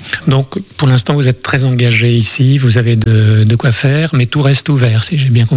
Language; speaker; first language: French; native; French